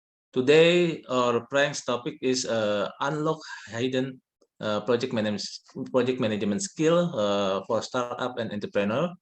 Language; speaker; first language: English; non-native, learner; Indonesian